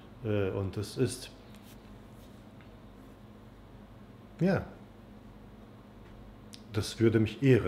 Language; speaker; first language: German; non-native, fluent; Turkish